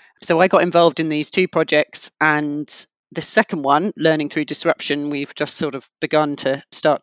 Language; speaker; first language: English; native; English